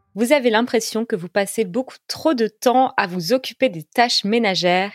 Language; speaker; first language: French; native; French